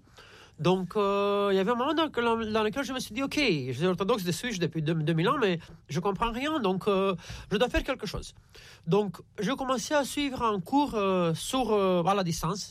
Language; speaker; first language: French; non-native, fluent; Romanian